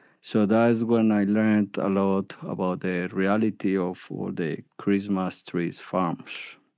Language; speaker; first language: English; non-native, fluent; Spanish